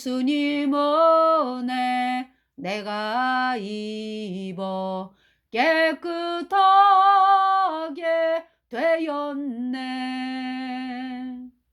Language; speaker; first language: Korean; native; Korean